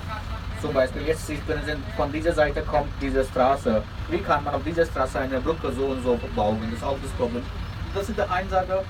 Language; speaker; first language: German; non-native, learner; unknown